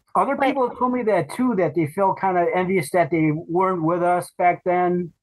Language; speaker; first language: English; native; English